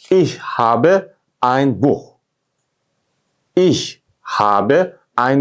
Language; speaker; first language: German; non-native, fluent; Uzbek